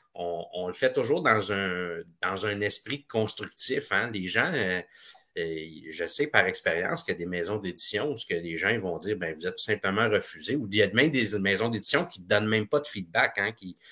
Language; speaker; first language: French; native; French